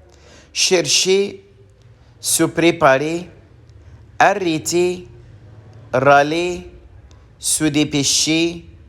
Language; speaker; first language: French; non-native, fluent; Arabic